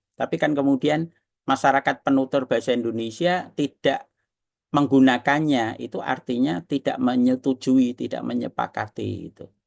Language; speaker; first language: Indonesian; non-native, local second language; Javanese